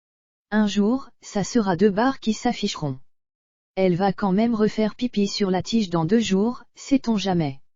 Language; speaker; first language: French; native; French